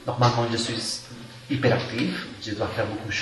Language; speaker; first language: French; non-native, fluent; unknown